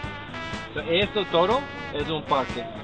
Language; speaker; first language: Spanish; non-native, learner; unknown